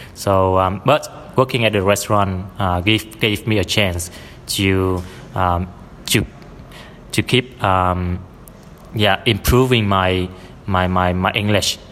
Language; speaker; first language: English; non-native, fluent; Vietnamese